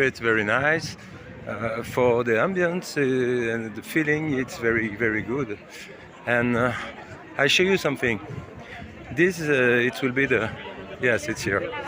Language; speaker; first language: English; non-native, learner; French